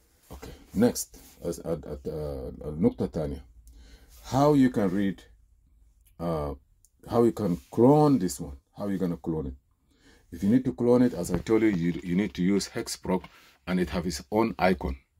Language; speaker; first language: English; non-native, fluent; Arabic